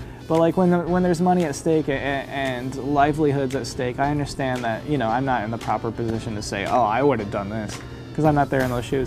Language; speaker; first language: English; native; English